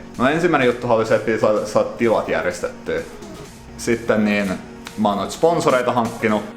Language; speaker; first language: Finnish; non-native, local second language; Swedish